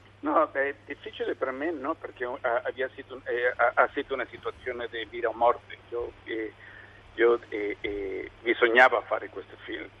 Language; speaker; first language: Italian; non-native, learner; Spanish